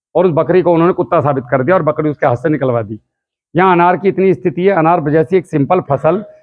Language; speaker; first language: Hindi; native; Hindi